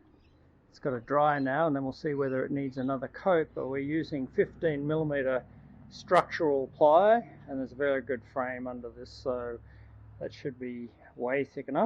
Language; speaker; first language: English; native; English